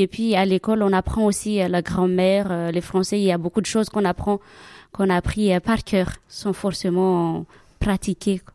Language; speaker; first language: French; non-native, local second language; Malagasy